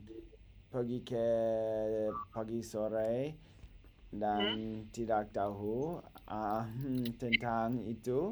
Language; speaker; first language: Indonesian; non-native, learner; English